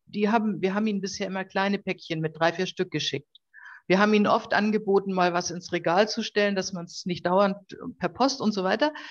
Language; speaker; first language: German; native; German